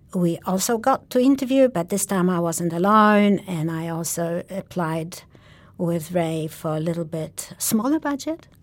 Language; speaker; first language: English; non-native, fluent; Polish